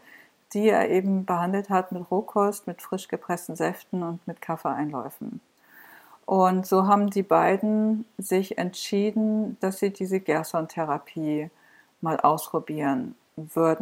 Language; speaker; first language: German; native; German